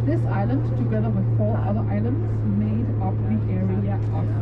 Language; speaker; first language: English; non-native, fluent; Danish